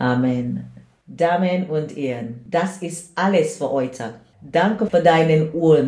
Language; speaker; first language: German; non-native, learner; English